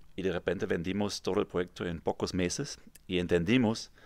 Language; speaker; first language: Spanish; non-native, fluent; German